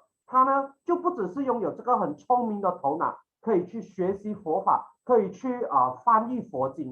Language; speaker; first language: Chinese; native; Chinese